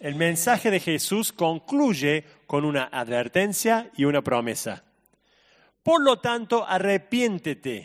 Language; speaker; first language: Spanish; native; Spanish